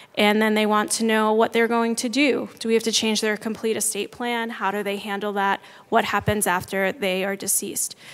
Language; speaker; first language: English; native; English